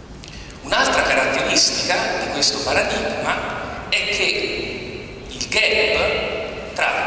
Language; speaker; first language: Italian; native; Italian